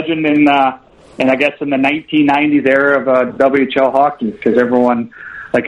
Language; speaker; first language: English; native; English